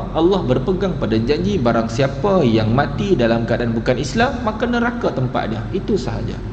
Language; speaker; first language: Malay; native; Malay